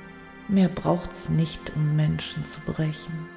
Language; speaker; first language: German; native; German